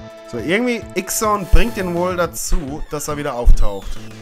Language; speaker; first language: German; native; German